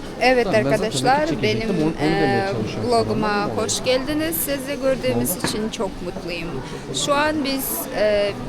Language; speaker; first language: Turkish; non-native, learner; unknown